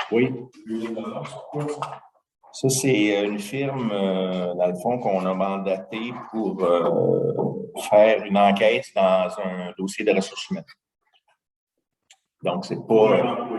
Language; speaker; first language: French; native; French